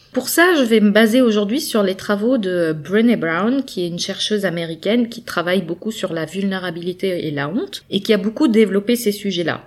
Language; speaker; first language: French; native; French